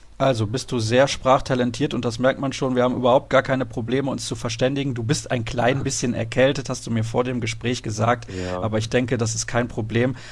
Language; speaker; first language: German; native; German